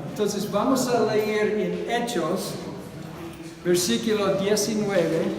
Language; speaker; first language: Spanish; non-native, fluent; English